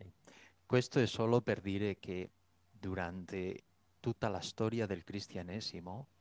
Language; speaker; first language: Italian; non-native, fluent; Spanish